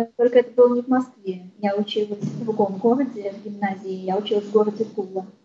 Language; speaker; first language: Russian; native; Russian